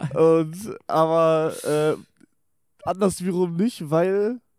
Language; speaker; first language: German; non-native, local second language; Luxembourgish